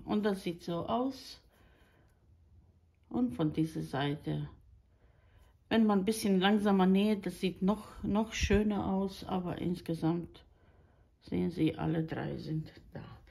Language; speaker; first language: German; non-native, fluent; Croatian